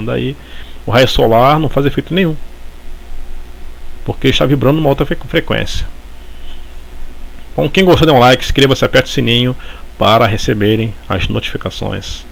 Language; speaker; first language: Portuguese; native; Portuguese